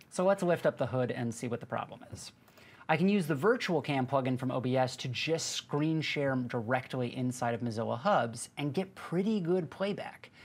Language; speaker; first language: English; native; English